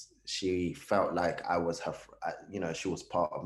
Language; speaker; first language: English; early bilingual, other home language; Hausa